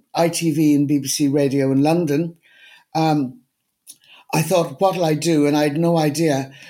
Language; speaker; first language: English; native; English